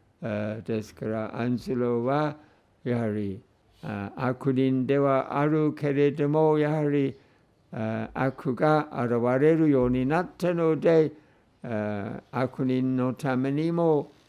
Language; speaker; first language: Japanese; non-native, fluent; English